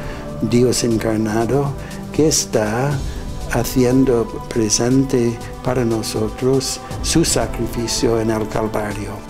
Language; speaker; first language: Spanish; non-native, fluent; English